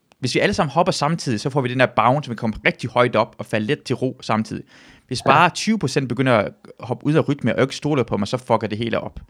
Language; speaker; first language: Danish; early bilingual, other home language; Persian